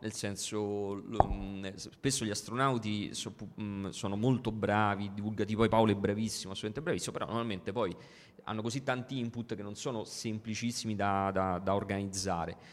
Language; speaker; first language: Italian; native; Italian